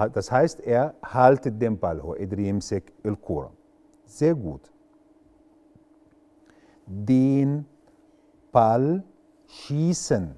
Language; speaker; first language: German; non-native, fluent; Arabic